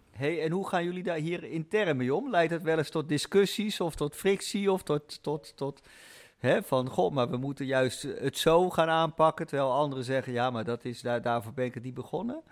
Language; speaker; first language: Dutch; native; Dutch